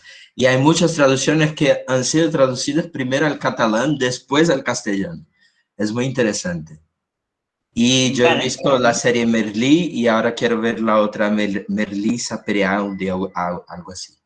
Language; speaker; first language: Spanish; non-native, fluent; Portuguese